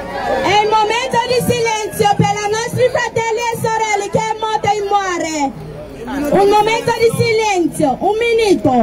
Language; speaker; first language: Italian; non-native, learner; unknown